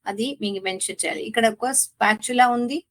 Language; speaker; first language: Telugu; non-native, learner; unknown